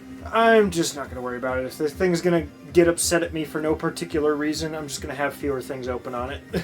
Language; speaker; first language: English; native; English